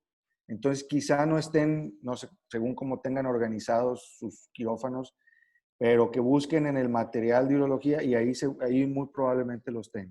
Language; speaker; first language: Spanish; native; Spanish